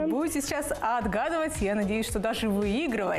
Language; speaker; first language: Russian; native; Russian